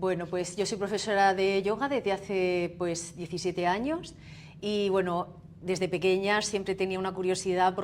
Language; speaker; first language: Spanish; native; Spanish